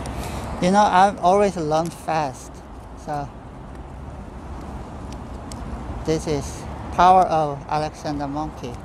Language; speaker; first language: English; non-native, fluent; Korean